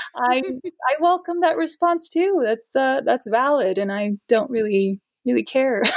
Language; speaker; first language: English; non-native, fluent; Portuguese